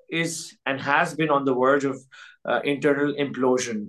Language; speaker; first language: English; non-native, local second language; Urdu